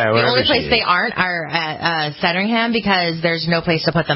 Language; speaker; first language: English; native; English